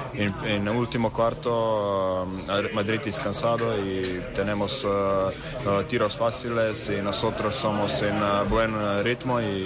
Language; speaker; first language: Spanish; non-native, learner; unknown